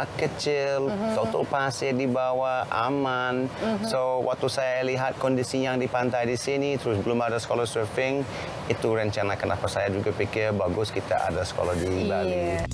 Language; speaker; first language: Indonesian; non-native, fluent; English